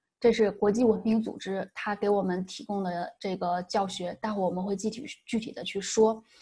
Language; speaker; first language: Chinese; native; Chinese